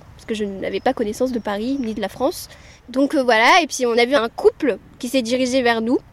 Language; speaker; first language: French; early bilingual, other home language; Amharic